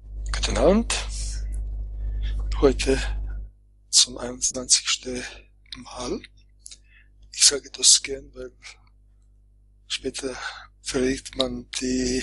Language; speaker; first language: German; non-native, fluent; Croatian